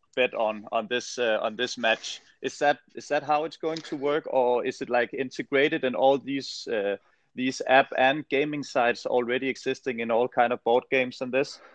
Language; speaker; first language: English; non-native, fluent; Danish